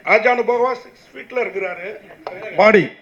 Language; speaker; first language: Tamil; native; Tamil